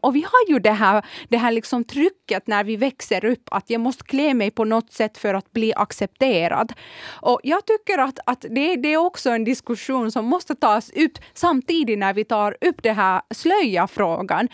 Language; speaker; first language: Swedish; non-native, fluent; Kurdish